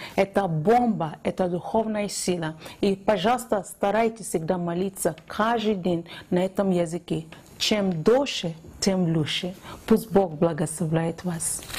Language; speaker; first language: Russian; non-native, fluent; Yoruba